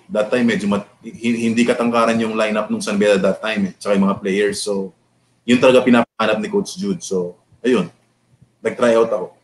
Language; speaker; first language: Filipino; native; Filipino